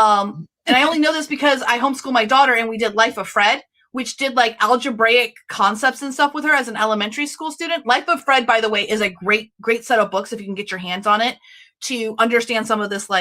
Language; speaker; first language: English; native; English